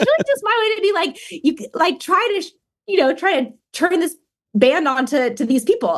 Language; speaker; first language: English; native; English